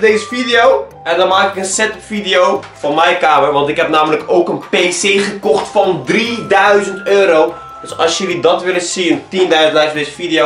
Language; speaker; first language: Dutch; native; Dutch